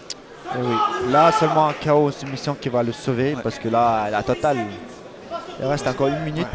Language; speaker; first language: French; native; French